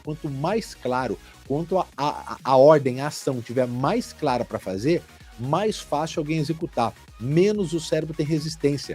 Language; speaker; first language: Portuguese; native; Portuguese